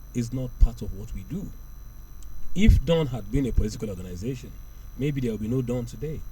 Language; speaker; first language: English; non-native, local second language; Yoruba